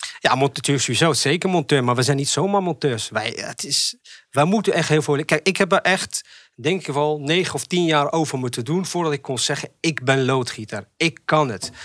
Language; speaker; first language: Dutch; early bilingual, other home language; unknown